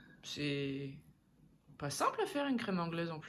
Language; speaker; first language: French; native; French